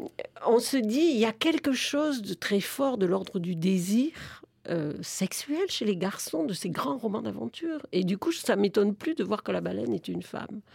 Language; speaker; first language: French; native; French